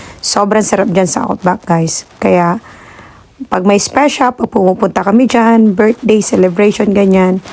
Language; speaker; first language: Filipino; native; Filipino